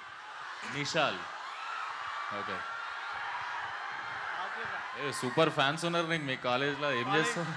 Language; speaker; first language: Telugu; native; Telugu